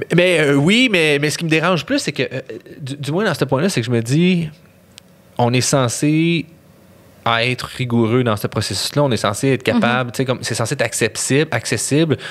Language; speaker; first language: French; native; French